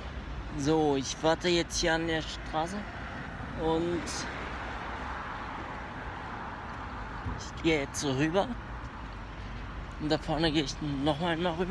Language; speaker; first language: German; early bilingual, other home language; Turkish